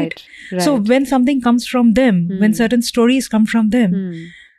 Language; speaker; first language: English; non-native, local second language; Bangla